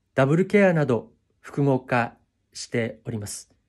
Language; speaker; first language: Japanese; native; Japanese